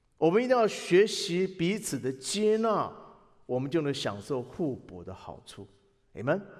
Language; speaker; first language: Chinese; native; Chinese